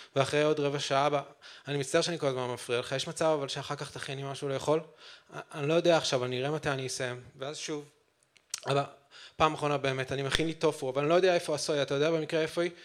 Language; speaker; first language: Hebrew; native; Hebrew